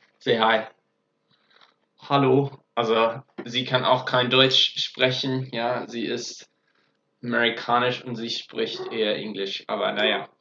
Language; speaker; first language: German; non-native, fluent; English